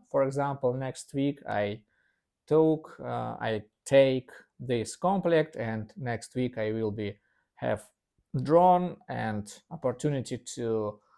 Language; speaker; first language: English; non-native, learner; Russian